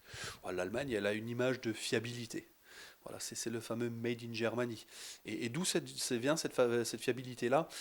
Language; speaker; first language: French; native; French